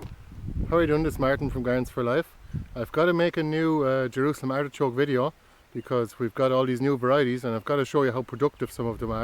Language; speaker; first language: English; native; English